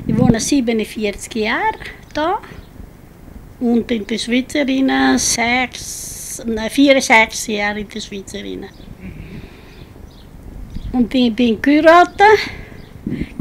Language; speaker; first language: German; non-native, learner; Italian